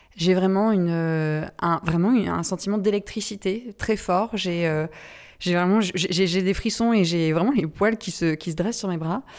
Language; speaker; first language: French; native; French